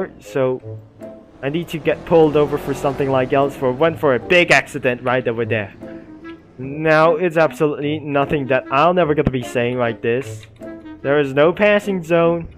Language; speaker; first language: English; non-native, learner; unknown